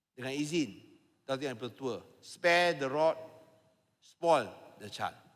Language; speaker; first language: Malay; non-native, local second language; Chinese